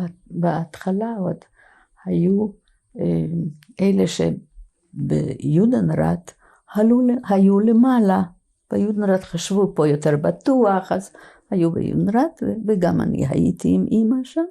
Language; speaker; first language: Hebrew; non-native, fluent; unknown